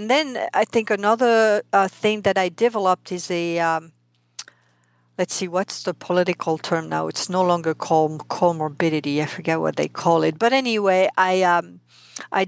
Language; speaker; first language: English; non-native, fluent; French